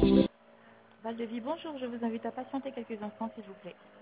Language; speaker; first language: French; native; French